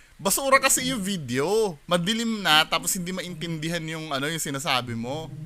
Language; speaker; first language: Filipino; native; Filipino